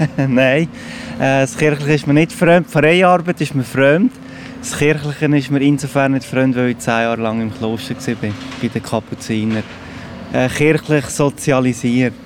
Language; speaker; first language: German; non-native, fluent; Persian